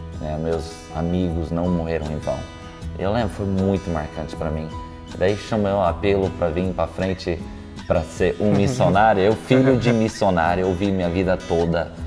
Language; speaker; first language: Portuguese; non-native, local second language; English